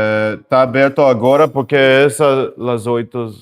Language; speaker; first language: Portuguese; non-native, learner; Spanish